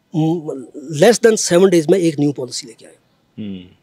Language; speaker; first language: Hindi; native; Hindi